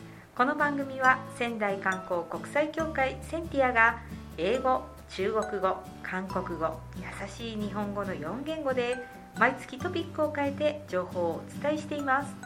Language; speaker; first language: Japanese; native; Japanese